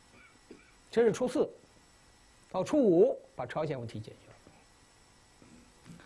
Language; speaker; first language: Chinese; native; Chinese